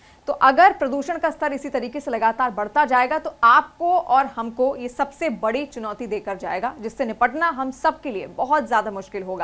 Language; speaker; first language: Hindi; native; Hindi